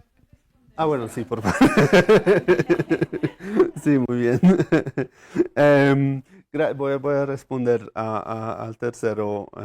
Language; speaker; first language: Spanish; non-native, fluent; English